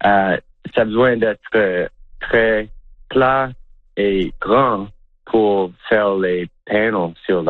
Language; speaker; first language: French; non-native, local second language; English